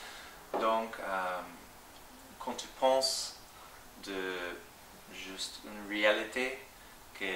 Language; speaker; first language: French; non-native, fluent; English